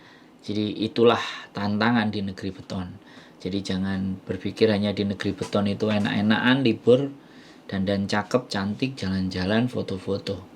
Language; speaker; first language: Indonesian; non-native, local second language; Javanese